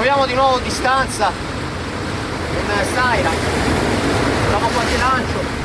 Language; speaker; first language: Italian; native; Italian